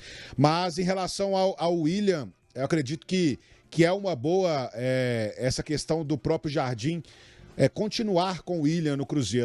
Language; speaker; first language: Portuguese; native; Portuguese